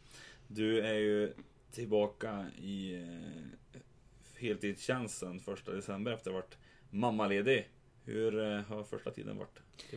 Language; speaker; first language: Swedish; native; Swedish